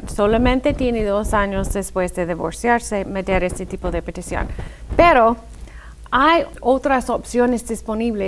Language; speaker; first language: Spanish; non-native, fluent; English